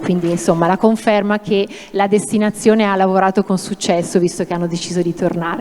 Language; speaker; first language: Italian; native; Italian